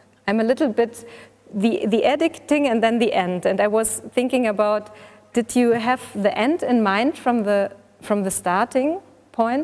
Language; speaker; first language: English; non-native, fluent; German